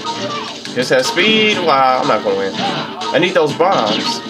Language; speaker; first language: English; native; English